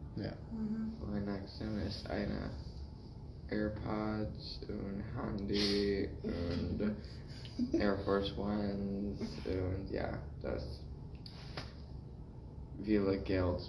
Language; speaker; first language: German; non-native, learner; English